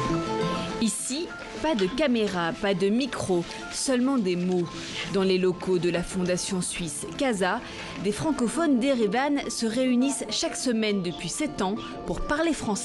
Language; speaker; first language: French; native; French